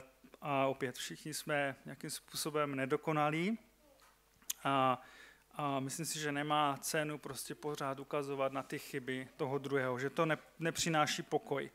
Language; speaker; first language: Czech; non-native, local second language; Polish